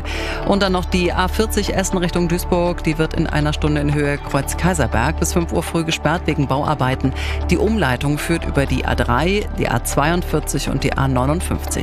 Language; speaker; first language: German; native; German